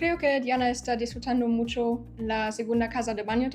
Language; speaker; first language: Spanish; non-native, fluent; German